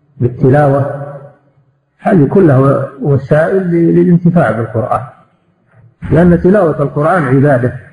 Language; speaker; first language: Arabic; native; Arabic